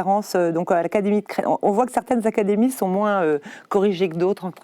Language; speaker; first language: French; native; French